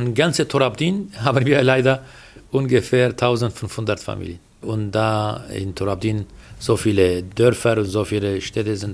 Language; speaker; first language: German; non-native, fluent; Turoyo